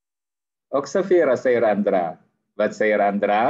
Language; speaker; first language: Swedish; non-native, fluent; Arabic